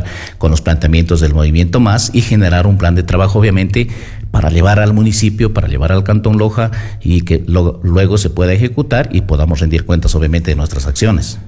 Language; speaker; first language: Spanish; native; Spanish